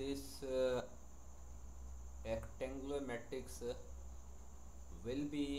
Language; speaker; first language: English; non-native, local second language; Hindi